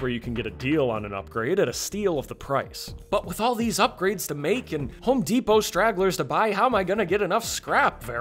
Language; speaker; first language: English; native; English